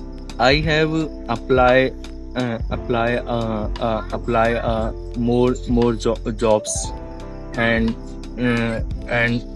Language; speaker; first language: English; non-native, learner; Hindi